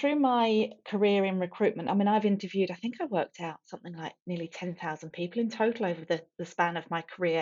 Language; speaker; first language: English; native; English